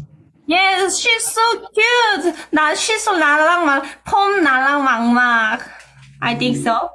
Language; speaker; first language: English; non-native, learner; Korean